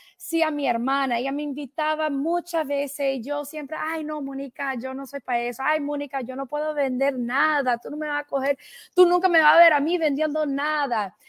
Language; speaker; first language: Spanish; early bilingual, heritage; Spanish